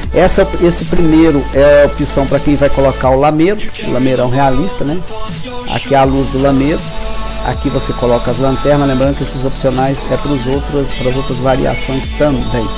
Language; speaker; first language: Portuguese; native; Portuguese